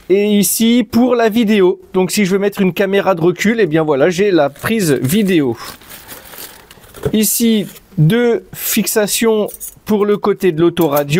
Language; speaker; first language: French; native; French